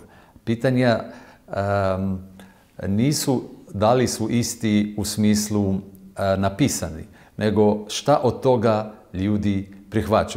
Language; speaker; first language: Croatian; non-native, fluent; Hebrew